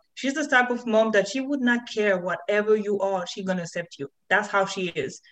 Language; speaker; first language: English; non-native, fluent; French